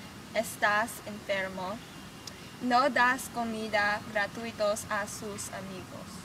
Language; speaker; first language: Spanish; non-native, learner; English